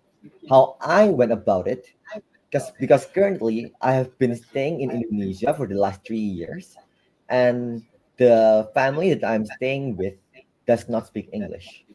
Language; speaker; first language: English; non-native, fluent; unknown